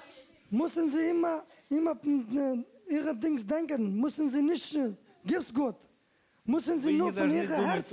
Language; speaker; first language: German; non-native, learner; Turkish